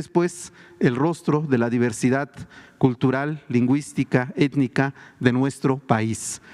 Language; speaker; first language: Spanish; non-native, local second language; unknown